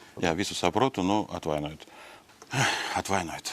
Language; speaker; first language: Latvian; non-native, local second language; Russian